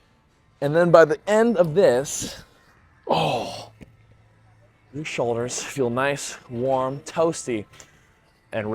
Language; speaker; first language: English; native; English